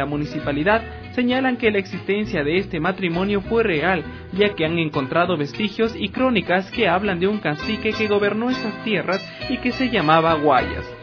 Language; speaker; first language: Spanish; native; Spanish